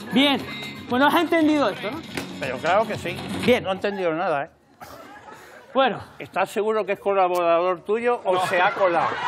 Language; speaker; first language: Spanish; native; Spanish